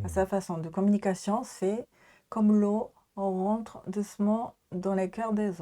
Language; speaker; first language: French; non-native, learner; Japanese